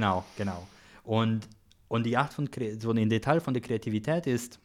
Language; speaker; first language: German; non-native, learner; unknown